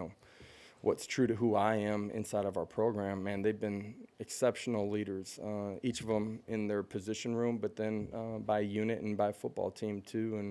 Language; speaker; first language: English; native; English